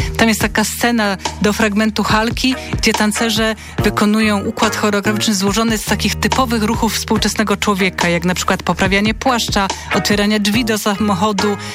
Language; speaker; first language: Polish; native; Polish